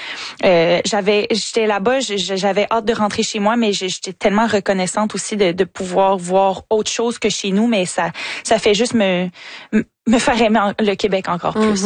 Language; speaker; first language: French; native; French